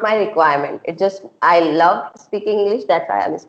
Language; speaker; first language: English; non-native, local second language; Hindi